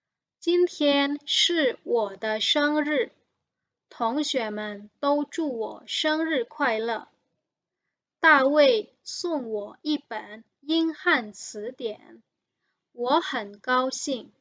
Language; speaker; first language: Chinese; non-native, fluent; Indonesian